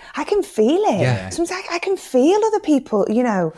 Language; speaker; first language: English; native; English